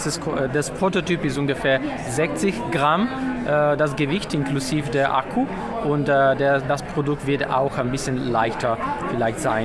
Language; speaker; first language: German; non-native, learner; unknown